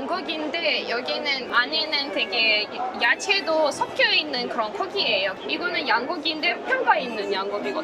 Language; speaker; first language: Korean; non-native, fluent; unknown